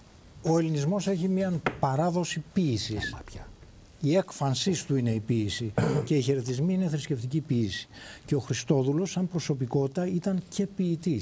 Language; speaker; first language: Greek; native; Greek